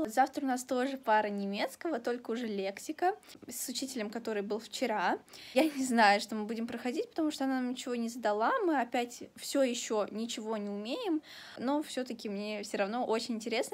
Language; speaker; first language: Russian; native; Russian